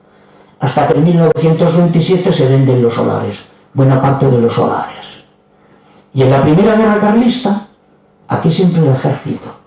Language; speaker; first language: Spanish; native; Spanish